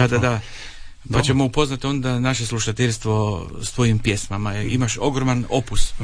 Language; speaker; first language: Serbian; native; Serbian